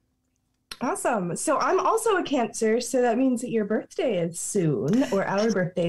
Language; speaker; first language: English; native; English